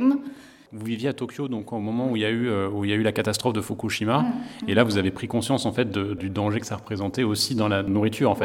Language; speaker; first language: French; native; French